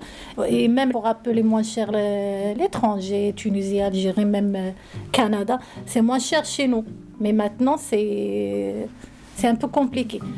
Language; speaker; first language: French; non-native, learner; Arabic